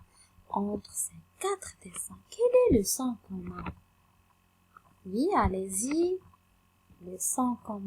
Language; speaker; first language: French; non-native, local second language; Arabic